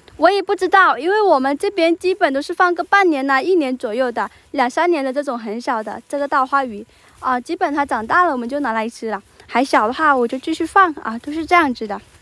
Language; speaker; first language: Chinese; non-native, local second language; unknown